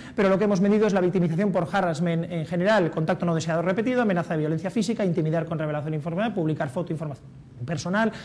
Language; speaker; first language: Spanish; native; Spanish